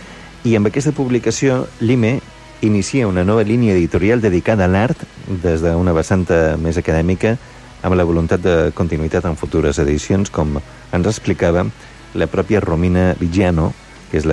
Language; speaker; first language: Catalan; native; Catalan